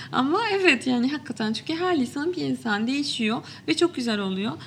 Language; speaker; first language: Turkish; early bilingual, other home language; Arabic